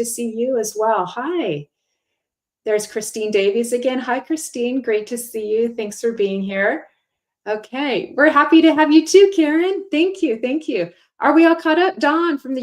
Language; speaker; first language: English; native; English